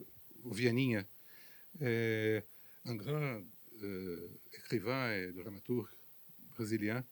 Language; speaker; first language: French; non-native, fluent; Portuguese